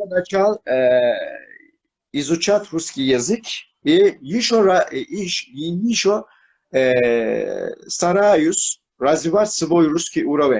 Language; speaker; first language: Russian; non-native, learner; Turkish